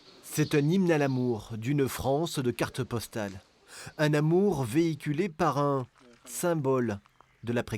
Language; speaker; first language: French; native; French